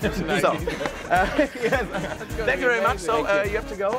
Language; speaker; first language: English; non-native, fluent; German